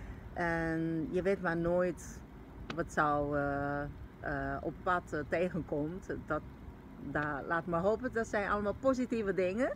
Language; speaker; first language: Dutch; non-native, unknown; Chinese